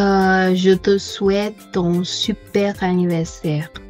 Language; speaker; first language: French; non-native, learner; Portuguese